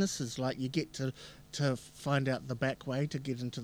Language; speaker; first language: English; native; English